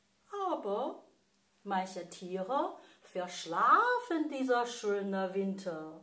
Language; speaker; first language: German; non-native, fluent; Chinese